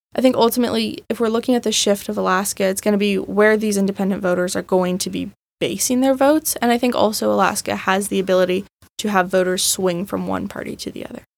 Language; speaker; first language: English; native; English